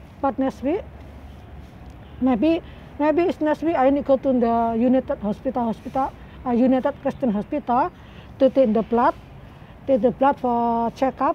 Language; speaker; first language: English; non-native, learner; Indonesian